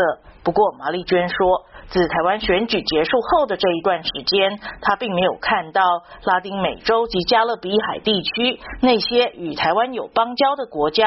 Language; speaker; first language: Chinese; native; Chinese